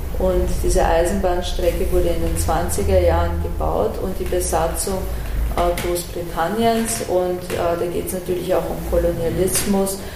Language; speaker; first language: German; early bilingual, other home language; Persian